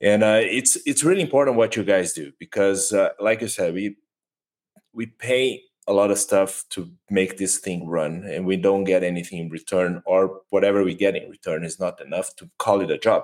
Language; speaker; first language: English; non-native, fluent; Portuguese